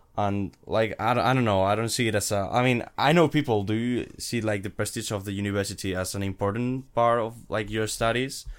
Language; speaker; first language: English; non-native, fluent; Spanish